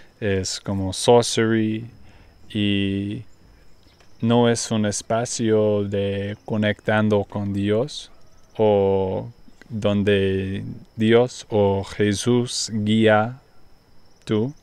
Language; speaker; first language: Spanish; non-native, learner; English